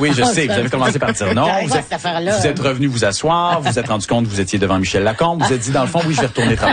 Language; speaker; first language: French; native; French